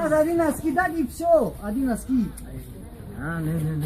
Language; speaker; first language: Russian; non-native, learner; Tajik